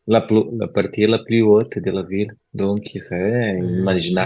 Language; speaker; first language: French; non-native, learner; Portuguese